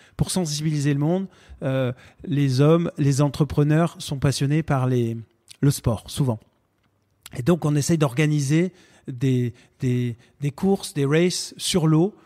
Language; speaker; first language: French; native; French